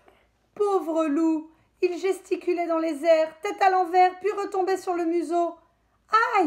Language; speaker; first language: French; native; French